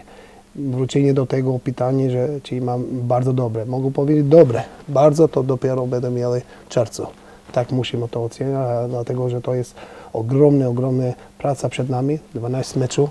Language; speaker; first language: Polish; non-native, fluent; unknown